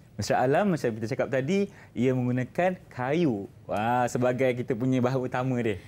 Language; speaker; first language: Malay; native; Malay